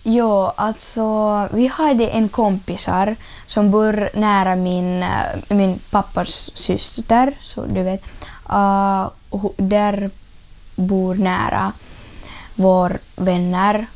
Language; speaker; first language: Swedish; non-native, learner; Russian